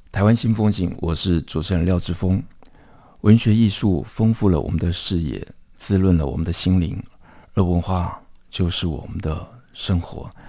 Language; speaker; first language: Chinese; native; Chinese